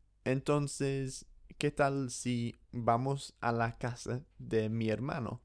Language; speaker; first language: Spanish; non-native, fluent; English